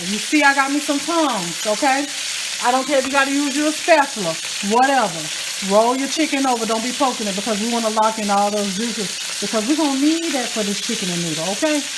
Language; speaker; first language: English; native; English